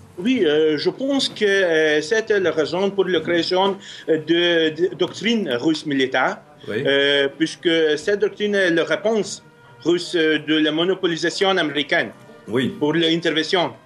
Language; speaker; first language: French; non-native, fluent; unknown